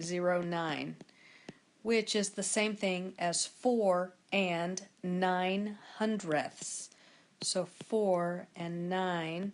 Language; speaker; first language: English; native; English